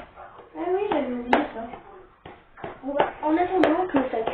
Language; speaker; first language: French; native; French